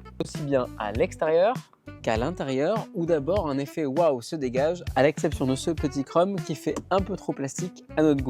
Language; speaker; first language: French; native; French